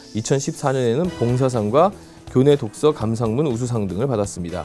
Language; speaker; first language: Korean; native; Korean